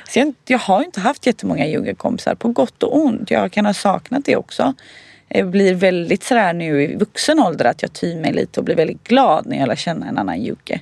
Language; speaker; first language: Swedish; early bilingual, other home language; Bosnian